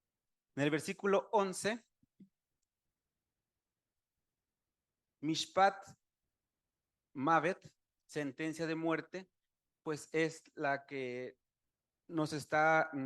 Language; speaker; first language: Spanish; native; Spanish